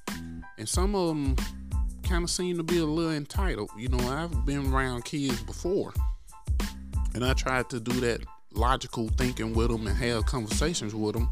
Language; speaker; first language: English; native; English